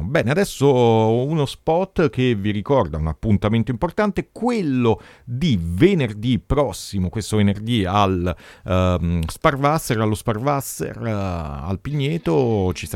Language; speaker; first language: Italian; native; Italian